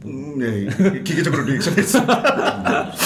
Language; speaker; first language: Korean; native; Korean